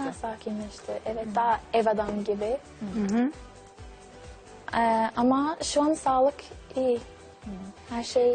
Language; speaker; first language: Turkish; non-native, learner; English